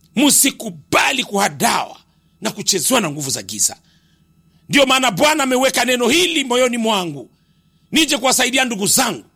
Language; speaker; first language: Swahili; native; Swahili